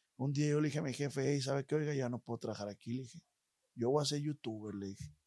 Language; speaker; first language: Spanish; native; Spanish